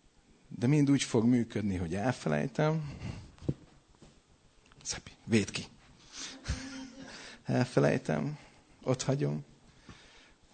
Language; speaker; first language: Hungarian; native; Hungarian